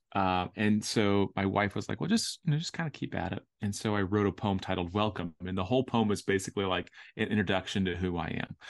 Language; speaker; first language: English; native; English